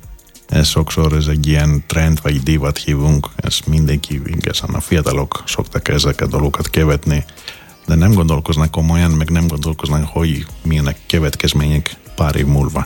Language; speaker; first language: Hungarian; non-native, fluent; Greek